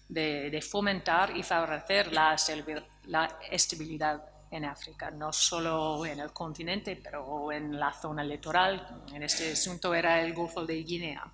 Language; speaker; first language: Spanish; non-native, fluent; English